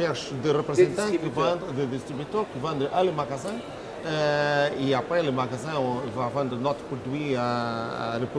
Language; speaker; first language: French; non-native, fluent; Portuguese